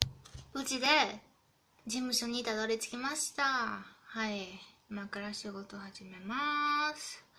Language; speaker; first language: Japanese; non-native, fluent; German